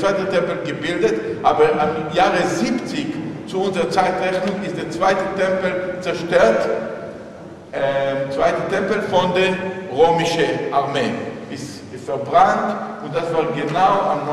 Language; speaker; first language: German; non-native, fluent; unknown